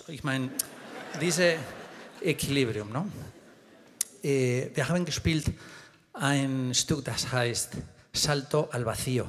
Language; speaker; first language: German; non-native, fluent; Spanish